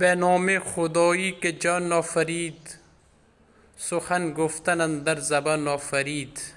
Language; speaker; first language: Persian; non-native, fluent; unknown